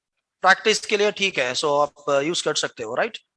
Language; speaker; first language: Hindi; non-native, local second language; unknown